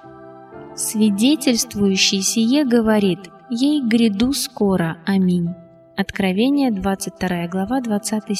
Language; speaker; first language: Russian; native; Russian